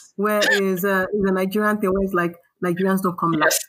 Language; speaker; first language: English; non-native, local second language; Yoruba